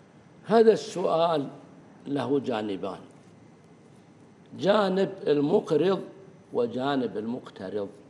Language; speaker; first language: Arabic; native; Arabic